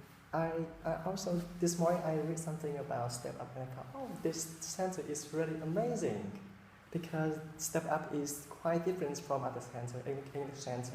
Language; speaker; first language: English; non-native, fluent; Vietnamese